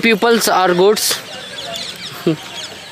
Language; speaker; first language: English; non-native, learner; Hindi